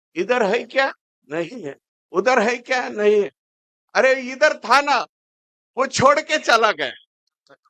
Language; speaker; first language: Hindi; non-native, local second language; Marathi